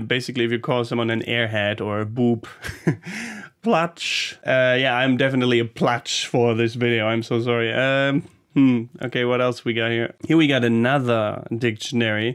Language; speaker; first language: English; non-native, fluent; German